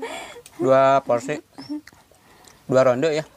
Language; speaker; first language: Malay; non-native, local second language; Sundanese